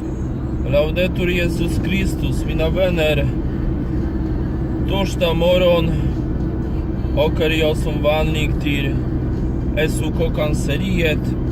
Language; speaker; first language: Swedish; non-native, learner; Polish